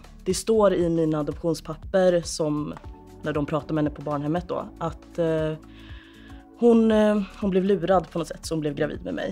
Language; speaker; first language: Swedish; native; Swedish